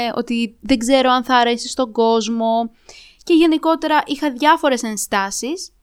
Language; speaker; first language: Greek; early bilingual, other home language; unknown